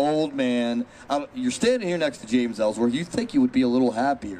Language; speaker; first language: English; native; English